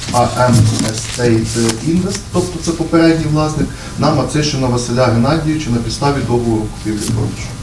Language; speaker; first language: Ukrainian; native; Ukrainian